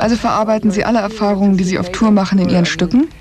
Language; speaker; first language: German; native; German